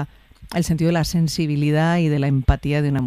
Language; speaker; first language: Spanish; native; Spanish